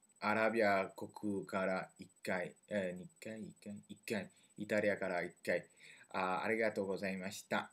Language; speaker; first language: Japanese; non-native, learner; French